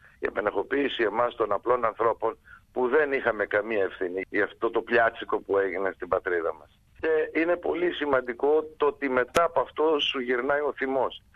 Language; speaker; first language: Greek; early bilingual, heritage; Greek